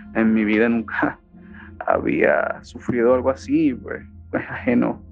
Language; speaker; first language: Spanish; native; Spanish